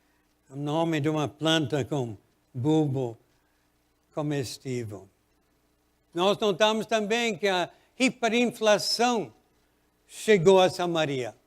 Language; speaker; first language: Portuguese; non-native, fluent; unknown